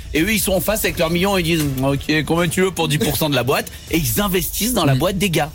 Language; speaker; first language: French; native; French